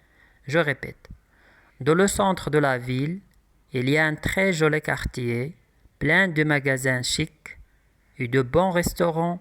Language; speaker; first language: French; non-native, local second language; Arabic